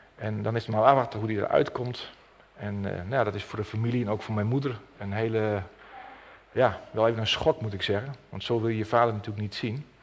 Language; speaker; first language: Dutch; non-native, local second language; Western Frisian